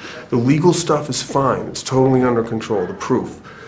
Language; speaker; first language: English; native; English